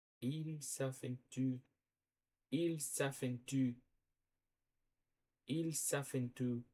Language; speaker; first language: French; non-native, learner; Portuguese